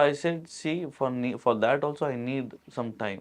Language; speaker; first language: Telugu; non-native, local second language; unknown